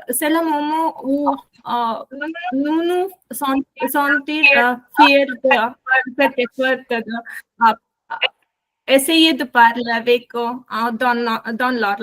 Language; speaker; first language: French; non-native, learner; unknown